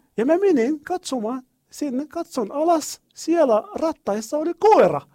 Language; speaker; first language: Finnish; non-native, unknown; Arabic